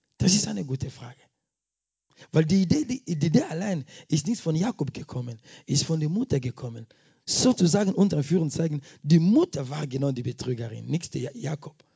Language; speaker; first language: German; non-native, fluent; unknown